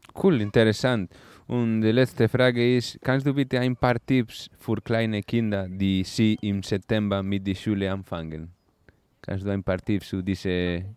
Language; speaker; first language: German; non-native, learner; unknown